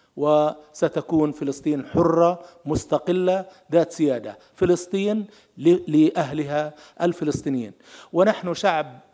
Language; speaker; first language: Arabic; native; Arabic